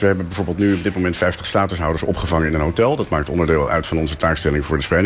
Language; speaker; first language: Dutch; native; Dutch